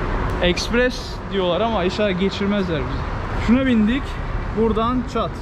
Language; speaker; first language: Turkish; native; Turkish